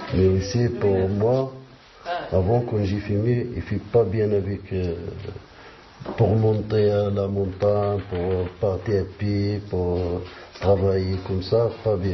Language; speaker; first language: French; non-native, learner; Arabic